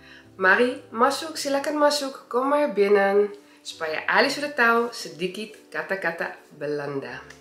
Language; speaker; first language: Indonesian; early bilingual, heritage; Indonesian